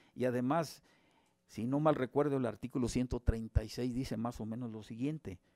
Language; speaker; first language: Spanish; native; Spanish